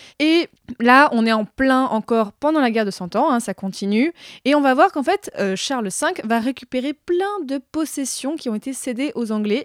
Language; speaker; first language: French; native; French